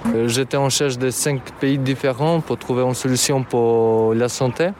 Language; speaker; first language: French; non-native, fluent; Albanian